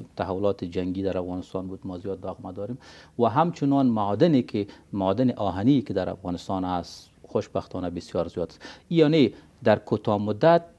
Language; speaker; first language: Persian; native; Persian